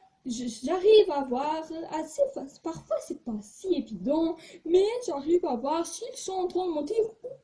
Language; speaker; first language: French; non-native, fluent; Portuguese